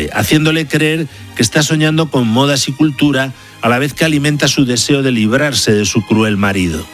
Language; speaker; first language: Spanish; native; Spanish